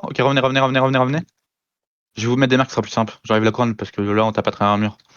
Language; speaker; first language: French; native; French